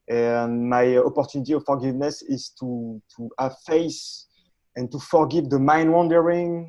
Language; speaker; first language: English; non-native, learner; French